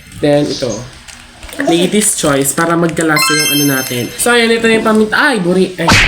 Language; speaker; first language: Filipino; native; Filipino